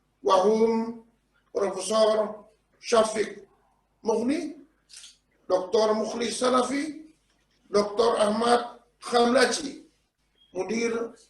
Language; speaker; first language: Arabic; non-native, fluent; Indonesian